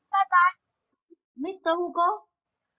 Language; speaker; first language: English; non-native, learner; Vietnamese